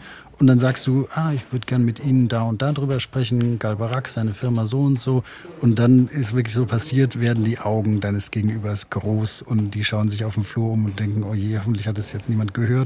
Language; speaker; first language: German; native; German